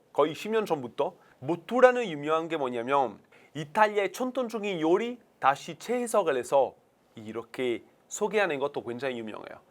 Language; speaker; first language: Korean; non-native, fluent; Italian